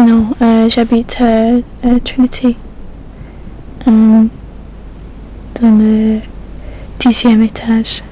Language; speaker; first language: French; non-native, learner; English